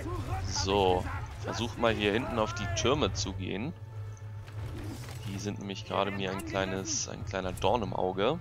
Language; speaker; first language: German; native; German